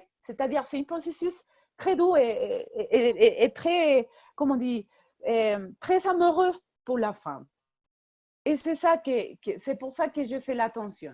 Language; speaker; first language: French; non-native, fluent; Spanish